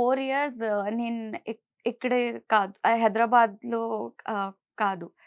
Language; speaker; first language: Telugu; non-native, learner; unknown